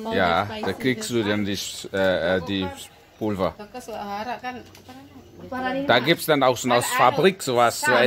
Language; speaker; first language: German; non-native, fluent; Indonesian